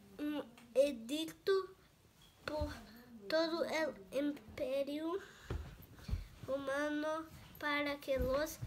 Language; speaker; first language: Spanish; non-native, learner; Portuguese